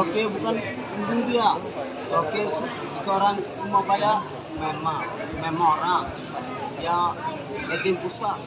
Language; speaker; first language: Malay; non-native, learner; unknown